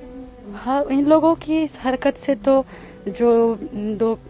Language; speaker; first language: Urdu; non-native, fluent; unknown